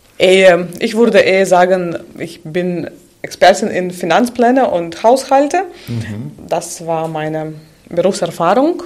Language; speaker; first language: German; non-native, fluent; Russian